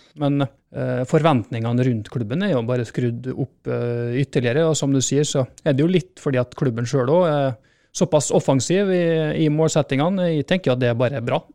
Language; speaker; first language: Norwegian; native; Norwegian